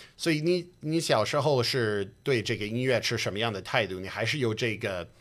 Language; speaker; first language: Chinese; non-native, fluent; English